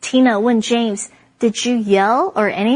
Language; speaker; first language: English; non-native, fluent; Chinese